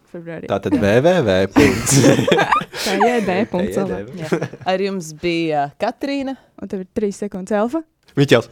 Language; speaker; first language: Latvian; native; Latvian